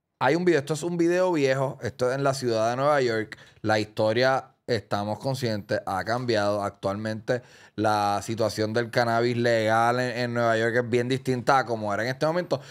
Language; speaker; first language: Spanish; native; Spanish